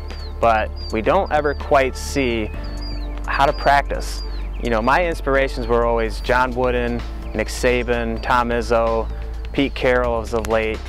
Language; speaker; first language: English; native; English